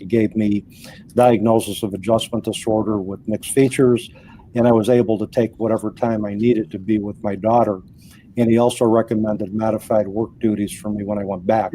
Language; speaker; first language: English; native; English